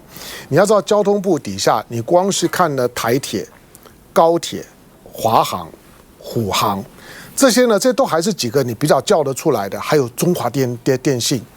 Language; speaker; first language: Chinese; native; Chinese